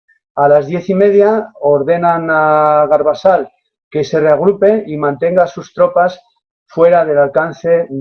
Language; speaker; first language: Spanish; native; Spanish